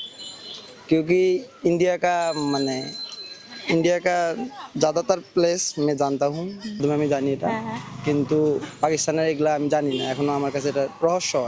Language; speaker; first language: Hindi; non-native, learner; Bangla